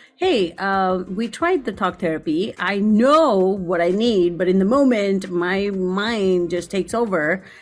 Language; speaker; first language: English; non-native, local second language; Gujarati